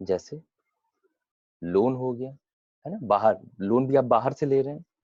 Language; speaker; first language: Hindi; native; Hindi